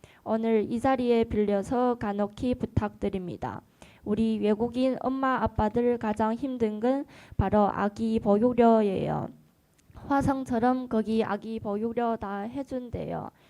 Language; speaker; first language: Korean; non-native, learner; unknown